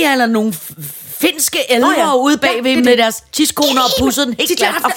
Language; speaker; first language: Danish; native; Danish